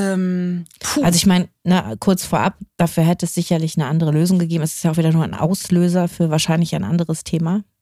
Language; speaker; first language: German; native; German